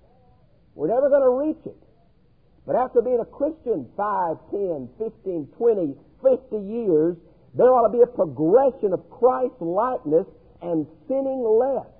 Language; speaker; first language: English; native; English